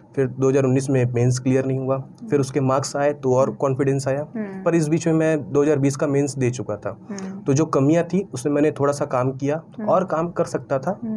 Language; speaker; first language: Hindi; native; Hindi